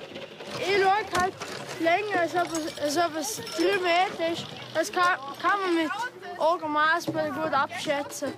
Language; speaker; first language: German; native; German